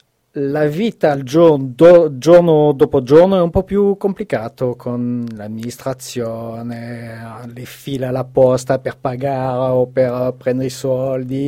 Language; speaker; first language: Italian; non-native, fluent; French